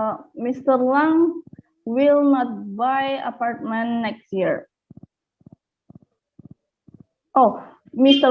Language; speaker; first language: English; non-native, learner; Indonesian